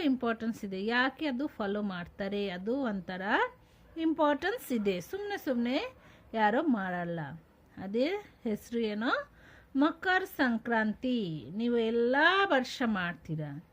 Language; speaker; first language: Kannada; non-native, local second language; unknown